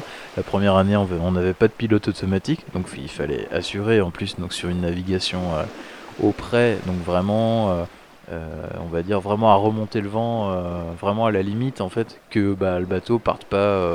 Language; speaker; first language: French; native; French